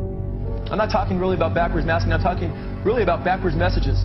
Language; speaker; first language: English; native; English